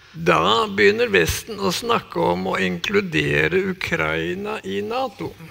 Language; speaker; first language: Norwegian; native; Norwegian